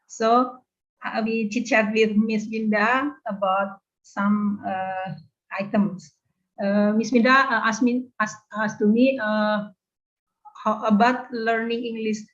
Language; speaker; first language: English; non-native, learner; Indonesian